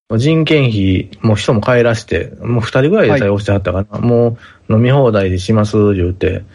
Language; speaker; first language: Japanese; native; Japanese